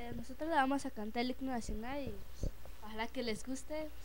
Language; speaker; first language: Spanish; non-native, local second language; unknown